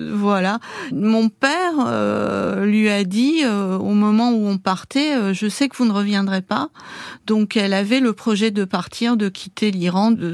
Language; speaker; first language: French; early bilingual, other home language; Armenian